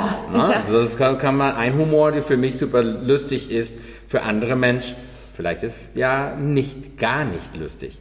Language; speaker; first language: German; non-native, fluent; Spanish